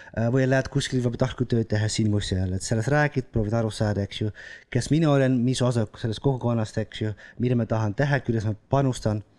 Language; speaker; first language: Estonian; non-native, fluent; Dutch